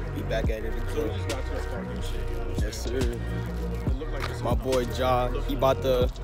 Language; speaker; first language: English; native; English